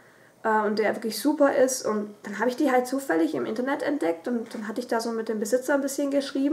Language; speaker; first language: German; native; German